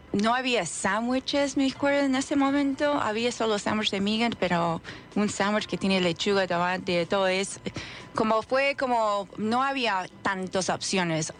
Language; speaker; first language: Spanish; non-native, fluent; English